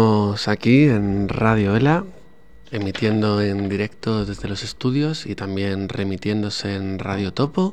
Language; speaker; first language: Spanish; native; Spanish